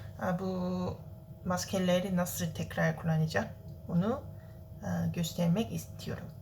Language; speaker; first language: Turkish; non-native, learner; Korean